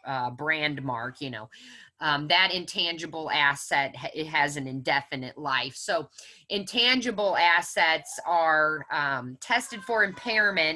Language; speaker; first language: English; native; English